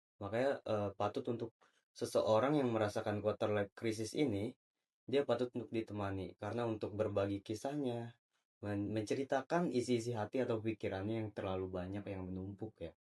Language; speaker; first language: Indonesian; native; Indonesian